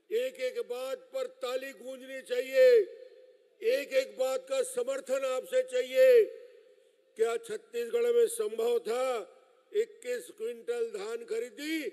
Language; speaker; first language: Hindi; native; Hindi